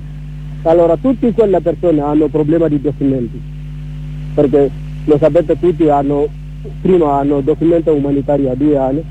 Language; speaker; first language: Italian; non-native, learner; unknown